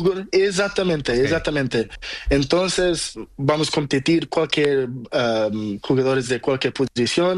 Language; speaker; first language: Spanish; non-native, learner; Portuguese